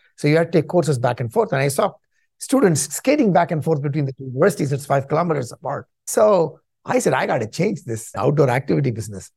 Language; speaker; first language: English; non-native, local second language; Tamil